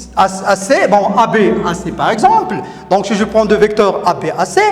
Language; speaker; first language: French; non-native, local second language; Arabic